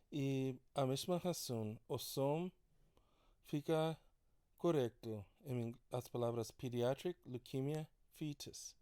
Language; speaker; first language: Portuguese; non-native, learner; English